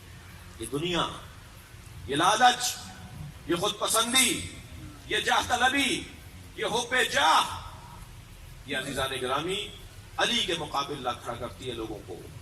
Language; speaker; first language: Urdu; native; Urdu